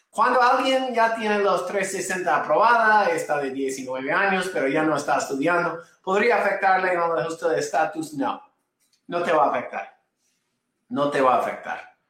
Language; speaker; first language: Spanish; non-native, fluent; English